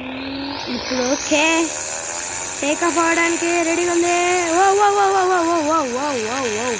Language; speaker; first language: Telugu; native; Telugu